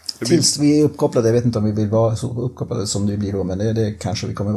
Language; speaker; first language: Swedish; native; Swedish